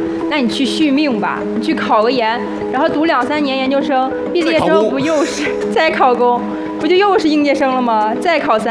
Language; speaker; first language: Chinese; native; Chinese